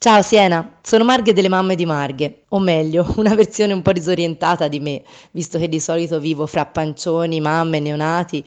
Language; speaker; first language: Italian; native; Italian